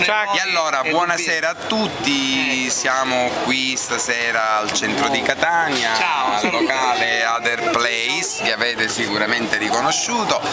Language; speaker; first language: Italian; native; Italian